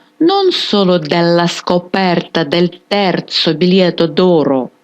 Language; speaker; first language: Italian; non-native, fluent; Ukrainian